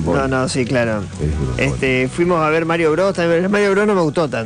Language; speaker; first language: Spanish; native; Spanish